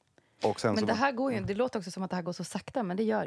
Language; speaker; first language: Swedish; native; Swedish